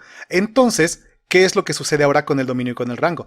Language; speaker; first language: Spanish; native; Spanish